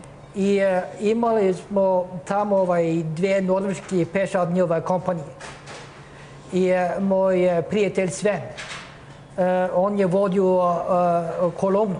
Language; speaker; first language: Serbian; non-native, fluent; Norwegian